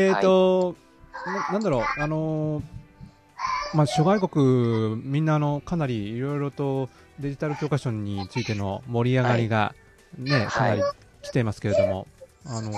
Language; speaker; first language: Japanese; native; Japanese